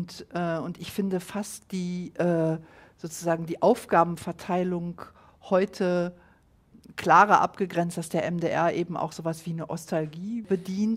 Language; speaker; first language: German; native; German